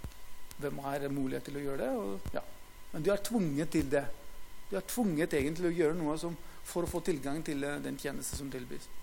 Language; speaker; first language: Norwegian; non-native, fluent; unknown